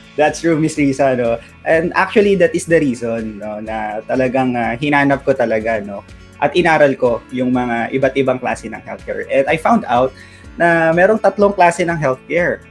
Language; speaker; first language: Filipino; native; Filipino